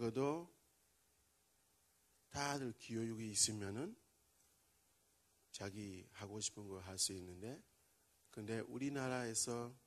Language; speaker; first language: Korean; non-native, learner; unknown